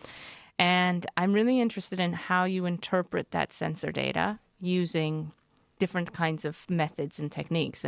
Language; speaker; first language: English; native; English